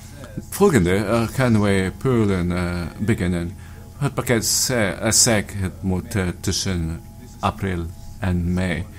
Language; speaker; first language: Dutch; non-native, learner; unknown